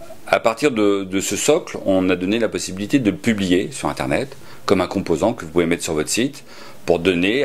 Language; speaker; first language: French; native; French